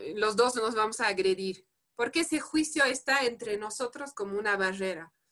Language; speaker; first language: Spanish; non-native, fluent; French